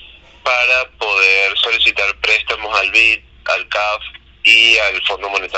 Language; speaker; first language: Spanish; native; Spanish